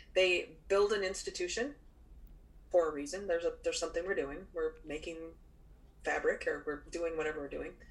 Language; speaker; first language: English; native; English